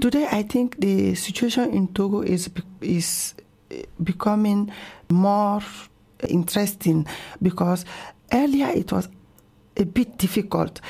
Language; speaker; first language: English; non-native, local second language; Ewe